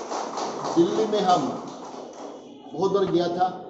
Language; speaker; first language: Hindi; non-native, local second language; Kok Borok